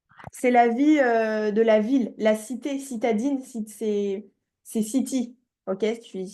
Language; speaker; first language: French; native; French